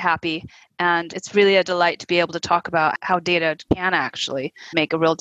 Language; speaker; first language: English; native; English